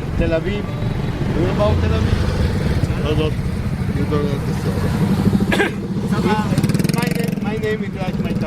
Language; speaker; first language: English; non-native, learner; Hebrew